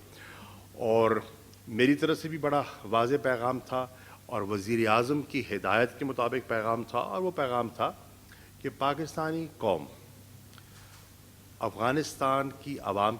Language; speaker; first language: Urdu; native; Urdu